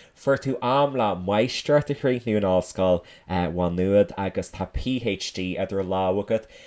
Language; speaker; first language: Irish; native; Irish